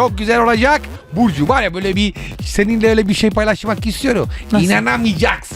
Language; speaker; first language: Turkish; non-native, learner; Italian